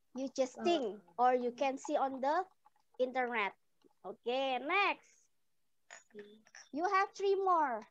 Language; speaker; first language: English; non-native, learner; Indonesian